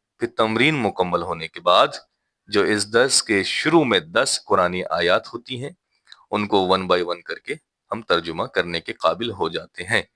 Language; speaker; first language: Urdu; native; Urdu